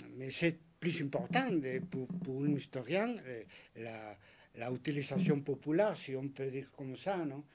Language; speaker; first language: French; non-native, fluent; Spanish